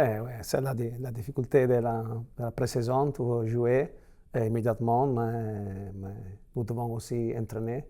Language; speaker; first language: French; non-native, fluent; Italian